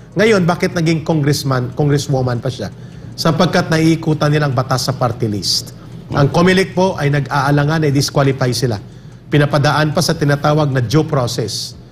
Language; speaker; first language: Filipino; non-native, local second language; Cebuano